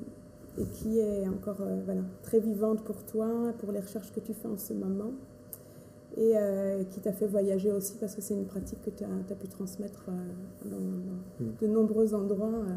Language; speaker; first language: French; native; French